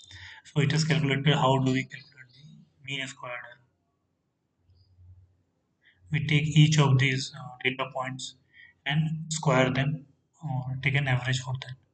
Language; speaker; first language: English; non-native, fluent; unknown